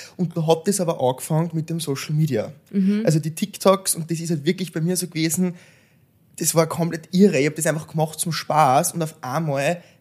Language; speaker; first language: German; native; German